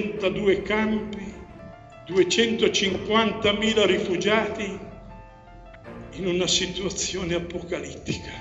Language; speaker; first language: Italian; non-native, fluent; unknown